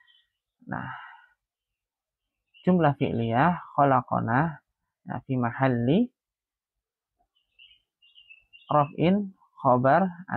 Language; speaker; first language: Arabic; non-native, fluent; Indonesian